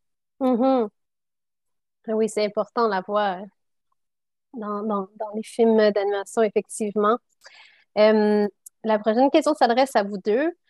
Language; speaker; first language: French; native; French